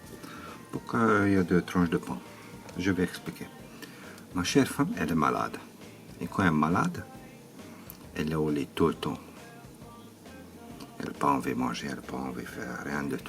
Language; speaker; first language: French; non-native, learner; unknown